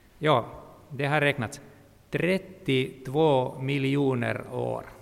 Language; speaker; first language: Swedish; non-native, local second language; Finnish